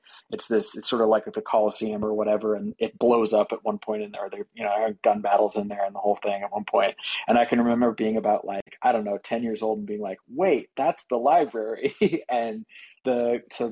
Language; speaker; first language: English; native; English